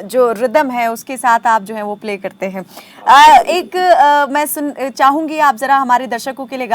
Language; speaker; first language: Hindi; native; Hindi